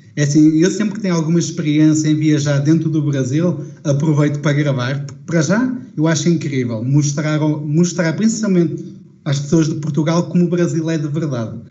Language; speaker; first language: Portuguese; native; Portuguese